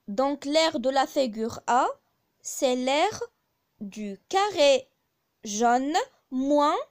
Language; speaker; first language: French; non-native, local second language; Arabic